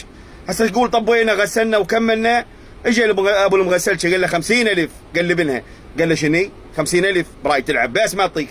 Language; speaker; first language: Arabic; native; Arabic